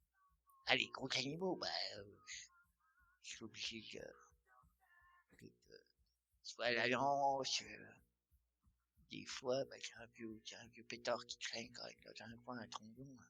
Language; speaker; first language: French; native; French